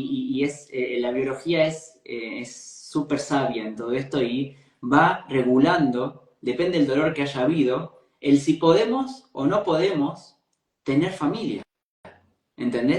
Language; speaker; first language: Spanish; native; Spanish